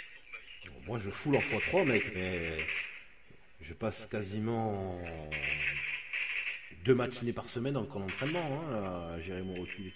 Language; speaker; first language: French; native; French